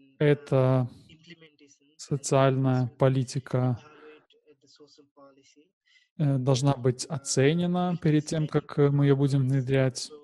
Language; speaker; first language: Russian; non-native, learner; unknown